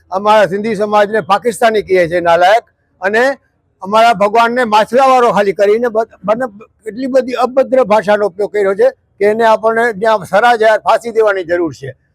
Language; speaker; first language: Gujarati; non-native, local second language; Sindhi